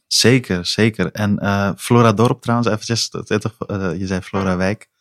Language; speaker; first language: Dutch; early bilingual, other home language; Persian